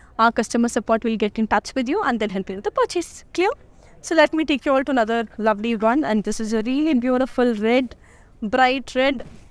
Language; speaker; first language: English; non-native, local second language; Telugu